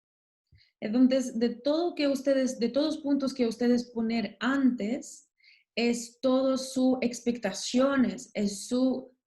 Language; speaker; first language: Spanish; non-native, learner; Russian